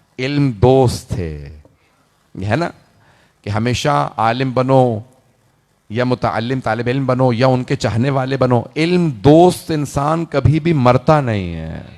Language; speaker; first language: Urdu; early bilingual, heritage; Urdu